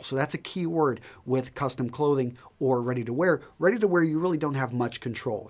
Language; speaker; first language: English; native; English